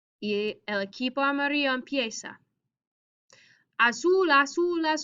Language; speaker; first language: Spanish; non-native, fluent; English